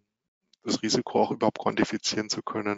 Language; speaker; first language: German; native; German